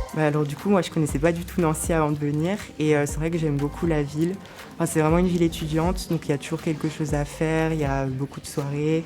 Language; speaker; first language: French; native; French